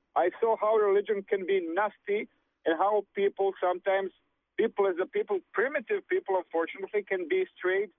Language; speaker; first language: English; non-native, fluent; Serbian